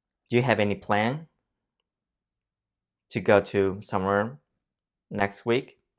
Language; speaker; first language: English; non-native, fluent; Japanese